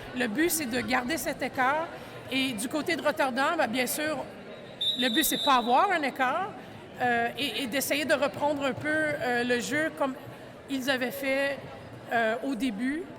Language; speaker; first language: French; non-native, fluent; English